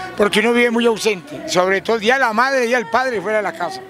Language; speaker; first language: Spanish; native; Spanish